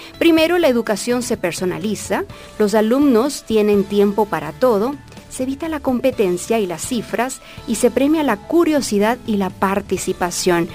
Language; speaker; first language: Spanish; native; Spanish